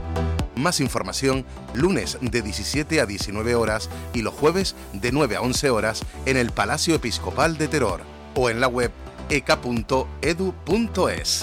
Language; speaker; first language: Spanish; native; Spanish